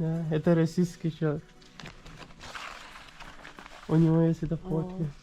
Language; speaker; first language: Russian; non-native, learner; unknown